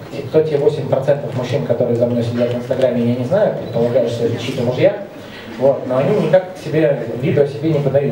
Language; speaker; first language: Russian; native; Russian